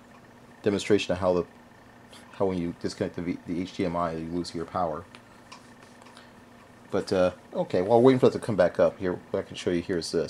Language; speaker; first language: English; native; English